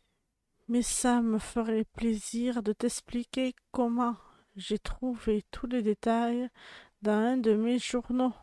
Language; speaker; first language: French; native; French